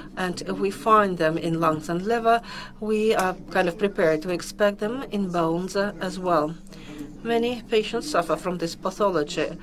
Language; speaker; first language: English; non-native, fluent; Russian